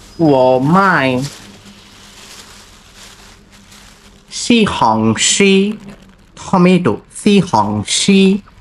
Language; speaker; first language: Chinese; non-native, learner; Bangla